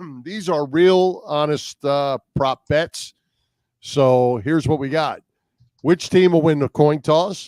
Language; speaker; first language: English; native; English